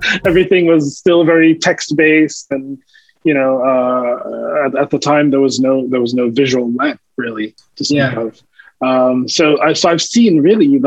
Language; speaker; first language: English; native; English